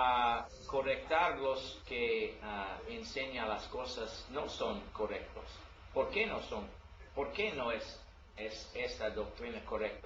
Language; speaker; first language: Spanish; non-native, learner; English